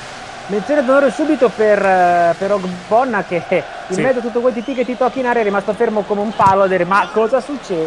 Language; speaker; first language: Italian; native; Italian